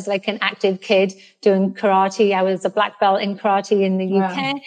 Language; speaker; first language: English; native; English